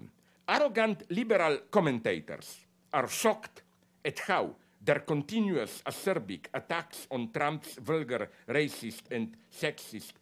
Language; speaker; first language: English; non-native, fluent; Slovenian